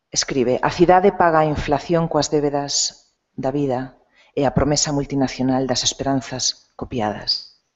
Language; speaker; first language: Galician; non-native, local second language; Spanish